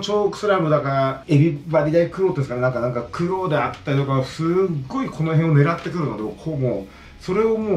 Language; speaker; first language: Japanese; native; Japanese